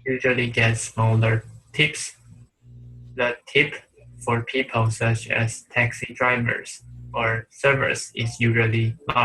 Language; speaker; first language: English; non-native, learner; Chinese